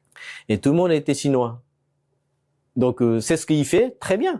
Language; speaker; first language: French; non-native, fluent; Japanese